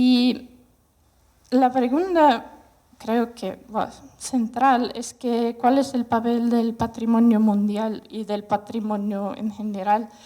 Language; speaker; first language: Spanish; non-native, fluent; Russian